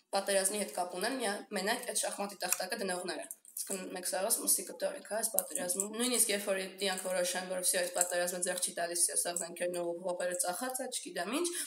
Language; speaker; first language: Armenian; native; Armenian